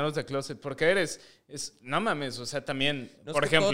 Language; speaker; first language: Spanish; native; Spanish